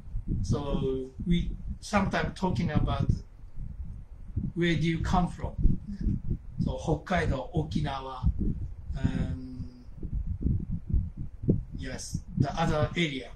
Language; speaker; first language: English; non-native, learner; Japanese